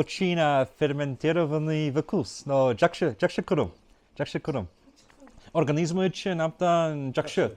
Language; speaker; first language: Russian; non-native, learner; English